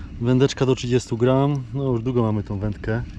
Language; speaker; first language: Polish; native; Polish